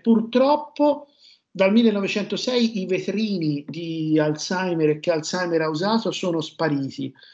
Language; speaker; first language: Italian; native; Italian